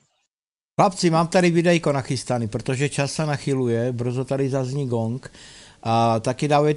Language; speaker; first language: Czech; native; Czech